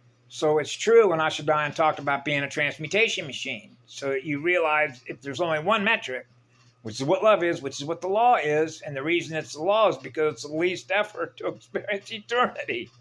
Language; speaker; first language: English; native; English